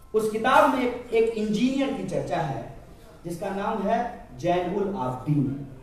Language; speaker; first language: Hindi; native; Hindi